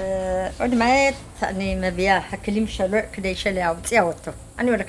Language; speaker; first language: Hebrew; non-native, fluent; Amharic